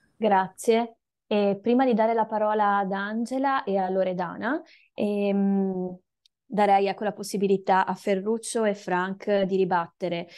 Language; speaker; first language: Italian; native; Italian